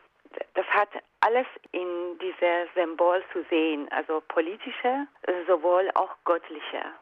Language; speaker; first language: German; non-native, fluent; Persian